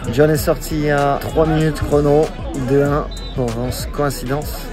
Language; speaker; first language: French; native; French